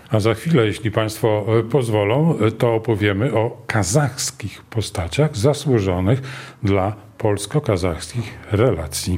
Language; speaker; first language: Polish; native; Polish